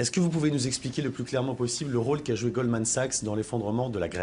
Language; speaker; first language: French; native; French